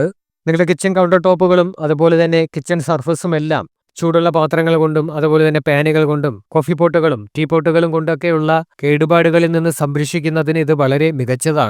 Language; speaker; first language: Malayalam; native; Malayalam